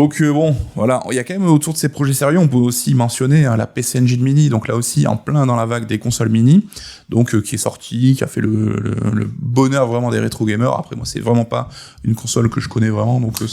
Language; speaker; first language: French; native; French